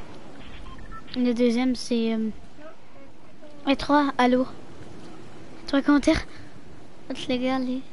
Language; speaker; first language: French; native; French